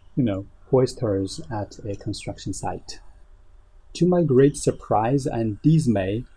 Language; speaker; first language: English; non-native, fluent; Chinese